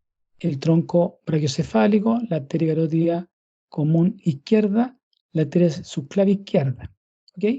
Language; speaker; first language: Spanish; native; Spanish